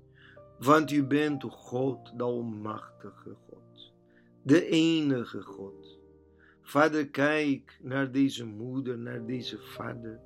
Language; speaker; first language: Dutch; non-native, learner; Portuguese